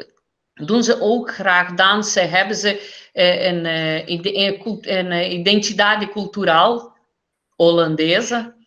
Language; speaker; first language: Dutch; early bilingual, heritage; Dutch